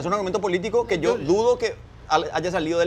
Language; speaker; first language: Spanish; native; Spanish